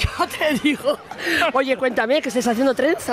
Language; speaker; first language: Spanish; native; Spanish